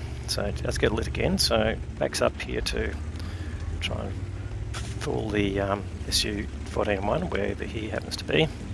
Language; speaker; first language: English; native; English